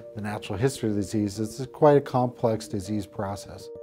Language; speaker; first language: English; native; English